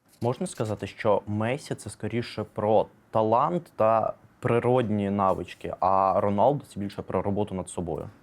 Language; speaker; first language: Ukrainian; native; Ukrainian